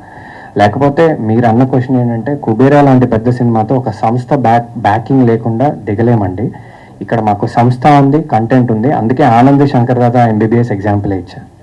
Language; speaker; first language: Telugu; native; Telugu